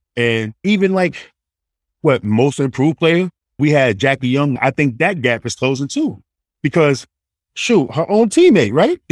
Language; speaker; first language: English; native; English